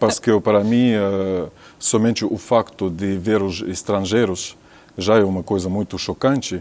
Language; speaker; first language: Portuguese; non-native, fluent; Russian